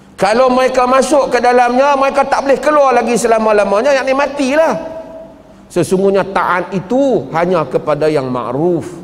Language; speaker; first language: Malay; native; Malay